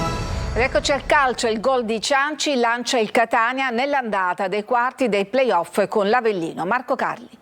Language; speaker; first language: Italian; native; Italian